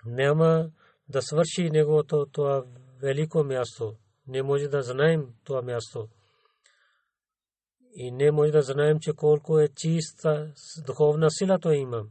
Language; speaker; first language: Bulgarian; non-native, learner; Urdu